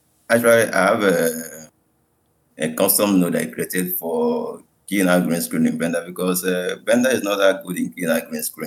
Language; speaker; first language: English; non-native, local second language; Igbo